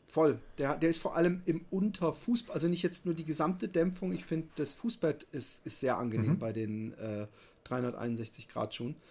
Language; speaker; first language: German; native; German